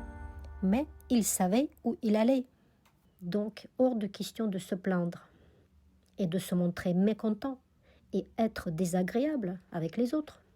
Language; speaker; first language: French; non-native, fluent; Russian